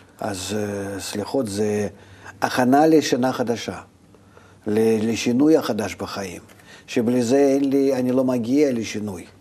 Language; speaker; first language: Hebrew; non-native, fluent; Russian